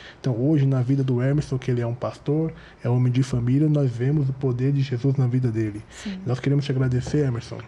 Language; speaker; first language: Portuguese; native; Portuguese